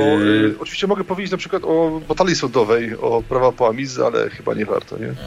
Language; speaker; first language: Polish; native; Polish